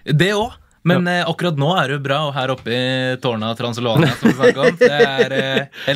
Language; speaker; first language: Norwegian; native; Norwegian